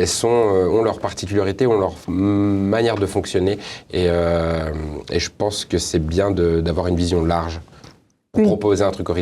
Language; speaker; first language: French; native; French